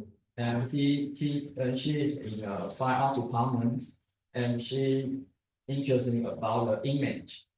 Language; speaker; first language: English; non-native, learner; Chinese